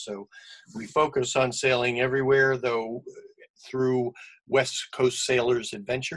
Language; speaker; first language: English; native; English